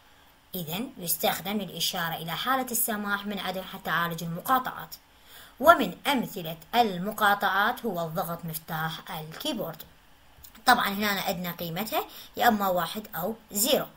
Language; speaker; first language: Arabic; native; Arabic